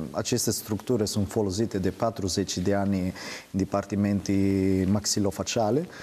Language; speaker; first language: Romanian; non-native, learner; Italian